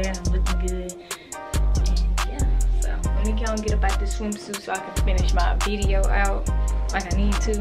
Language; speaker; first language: English; native; English